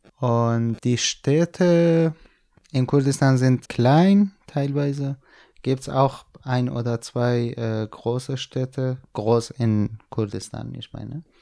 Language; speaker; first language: German; non-native, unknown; Central Kurdish